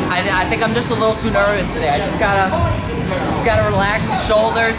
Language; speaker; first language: English; native; English